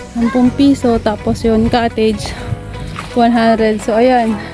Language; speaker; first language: Filipino; native; Filipino